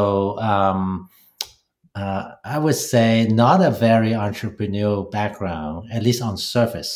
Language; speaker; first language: English; non-native, local second language; Cantonese